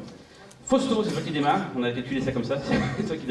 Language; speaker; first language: French; native; French